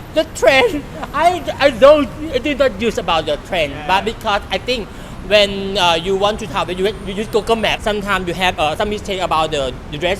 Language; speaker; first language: English; non-native, learner; Thai